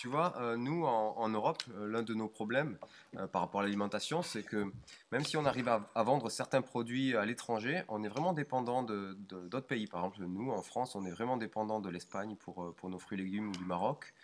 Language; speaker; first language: French; native; French